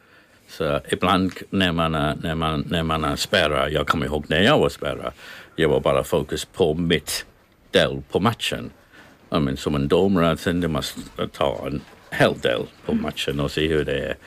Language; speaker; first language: Swedish; non-native, learner; English